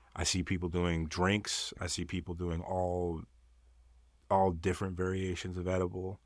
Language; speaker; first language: English; early bilingual, other home language; Yoruba